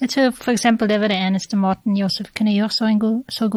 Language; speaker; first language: Norwegian; non-native, fluent; English